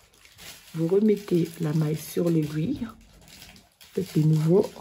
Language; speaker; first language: French; native; French